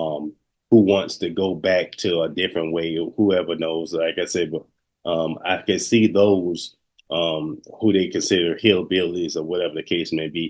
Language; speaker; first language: English; native; English